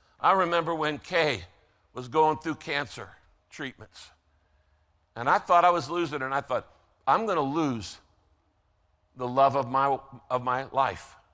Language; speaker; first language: English; native; English